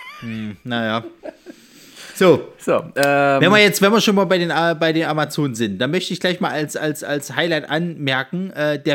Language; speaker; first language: German; native; German